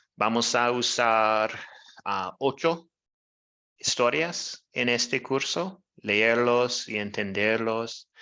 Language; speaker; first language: Spanish; non-native, learner; English